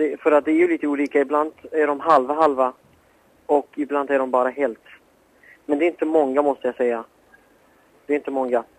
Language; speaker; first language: Swedish; non-native, fluent; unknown